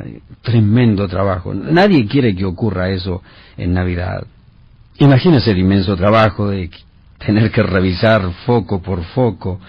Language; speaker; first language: Spanish; native; Spanish